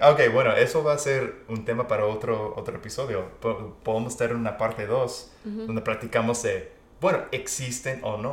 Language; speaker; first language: Spanish; non-native, fluent; English